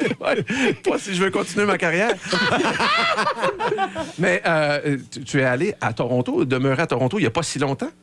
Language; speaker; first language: French; native; French